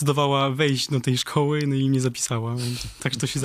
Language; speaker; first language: Polish; early bilingual, heritage; Polish